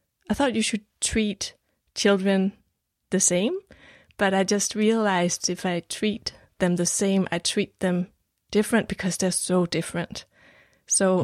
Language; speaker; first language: English; non-native, fluent; Danish